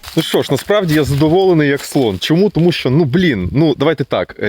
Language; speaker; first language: Ukrainian; non-native, local second language; Russian